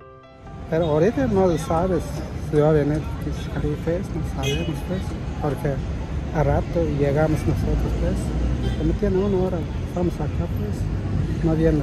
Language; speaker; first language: Spanish; non-native, local second language; Tzeltal